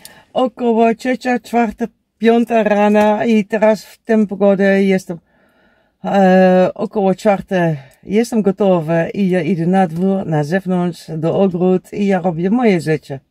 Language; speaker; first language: Polish; non-native, learner; Dutch